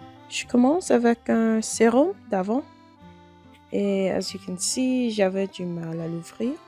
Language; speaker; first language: French; non-native, learner; English